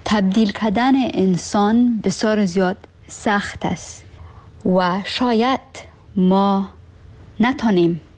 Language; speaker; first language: Persian; early bilingual, heritage; Persian